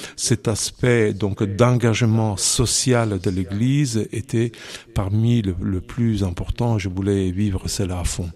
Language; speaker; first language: French; non-native, fluent; Italian